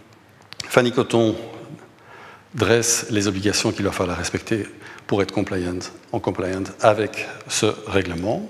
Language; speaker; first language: French; native; French